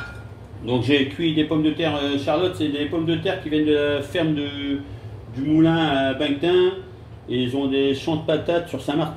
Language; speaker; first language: French; native; French